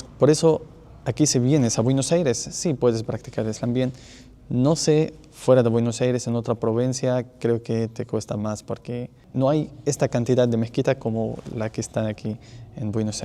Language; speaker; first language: Spanish; non-native, fluent; Arabic